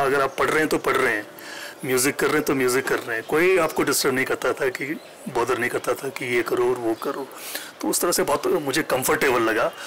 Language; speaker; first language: Hindi; non-native, local second language; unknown